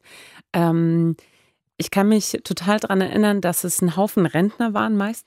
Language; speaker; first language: German; non-native, fluent; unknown